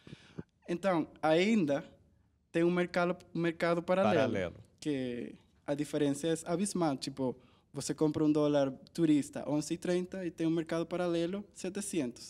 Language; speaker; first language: Portuguese; non-native, learner; Spanish